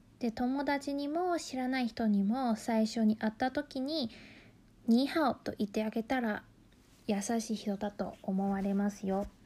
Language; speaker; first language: Japanese; non-native, fluent; Chinese